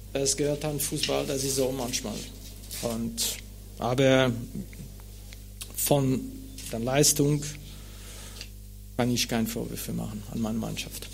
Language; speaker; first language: German; non-native, local second language; French